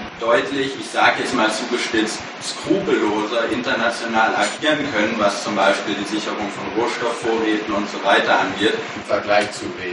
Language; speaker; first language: German; native; German